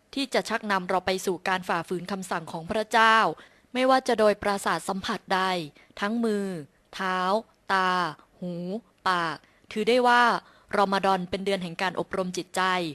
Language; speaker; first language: Thai; native; Thai